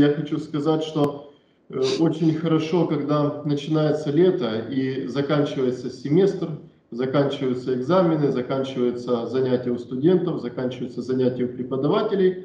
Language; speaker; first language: Russian; native; Russian